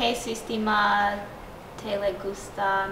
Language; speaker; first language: Spanish; non-native, learner; English